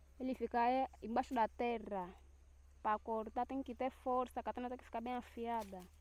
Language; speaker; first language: Portuguese; non-native, local second language; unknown